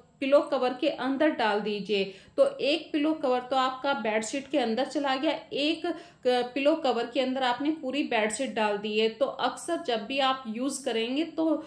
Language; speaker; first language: Hindi; native; Hindi